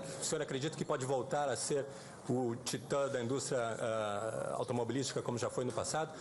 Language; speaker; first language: Portuguese; native; Portuguese